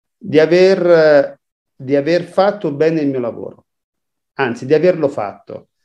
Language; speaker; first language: Italian; native; Italian